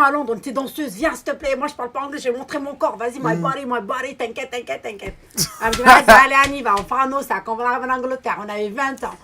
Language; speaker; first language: French; native; French